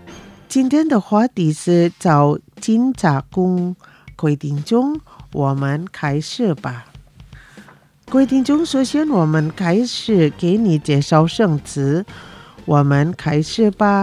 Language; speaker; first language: Chinese; non-native, local second language; Indonesian